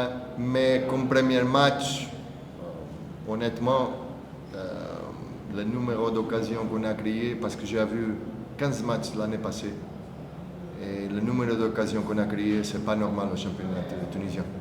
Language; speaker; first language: French; non-native, fluent; Portuguese